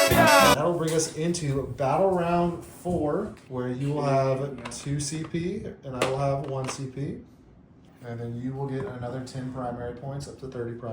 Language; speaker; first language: English; native; English